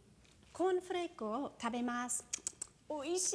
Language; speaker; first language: Japanese; non-native, fluent; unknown